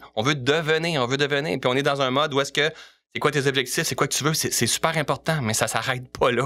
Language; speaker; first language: French; native; French